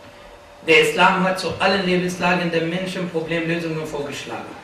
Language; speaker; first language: German; non-native, fluent; Arabic